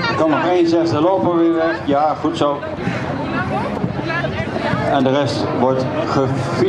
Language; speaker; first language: Dutch; native; Dutch